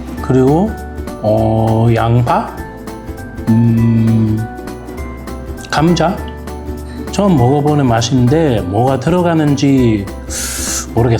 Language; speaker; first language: Korean; non-native, learner; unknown